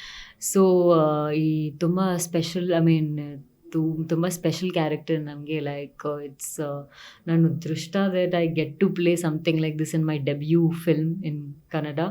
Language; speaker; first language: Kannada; non-native, learner; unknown